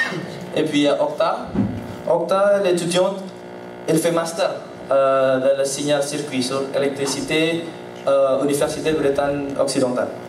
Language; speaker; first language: French; non-native, learner; Indonesian